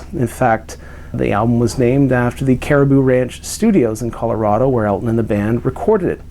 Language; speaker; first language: English; native; English